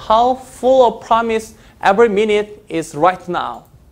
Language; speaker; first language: English; non-native, fluent; Korean